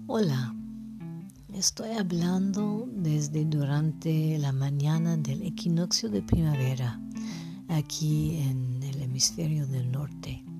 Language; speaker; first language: Spanish; non-native, fluent; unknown